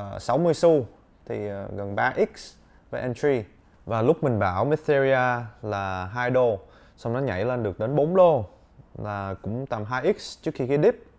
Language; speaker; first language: Vietnamese; early bilingual, heritage; Vietnamese